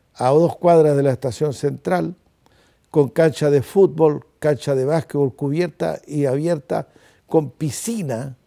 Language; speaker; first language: Spanish; native; Spanish